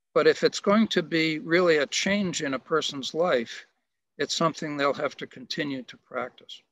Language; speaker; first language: English; native; English